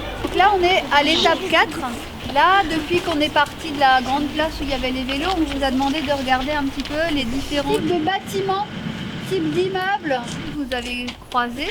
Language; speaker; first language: French; native; French